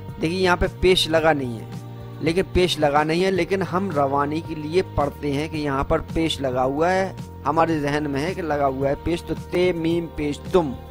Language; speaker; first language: Hindi; native; Hindi